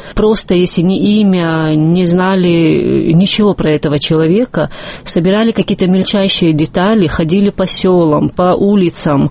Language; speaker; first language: Russian; non-native, local second language; Chechen